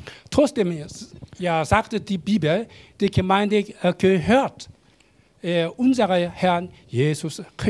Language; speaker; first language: German; non-native, learner; Korean